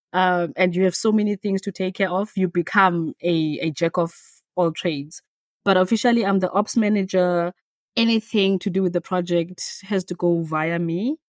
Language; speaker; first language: English; non-native, local second language; Xhosa